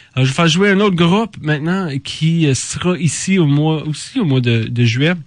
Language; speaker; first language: French; native; French